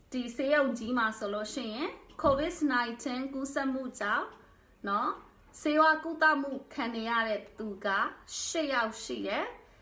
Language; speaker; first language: Burmese; non-native, local second language; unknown